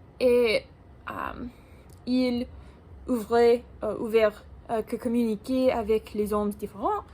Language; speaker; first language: French; non-native, learner; English